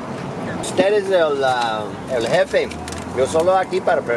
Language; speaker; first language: Spanish; non-native, learner; English